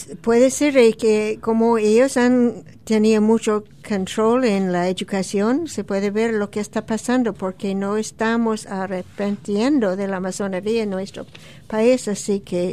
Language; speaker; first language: Spanish; non-native, fluent; English